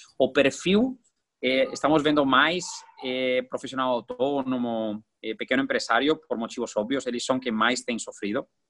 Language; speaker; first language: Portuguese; non-native, fluent; Spanish